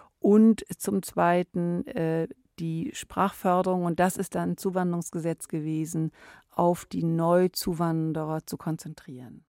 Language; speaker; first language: German; native; German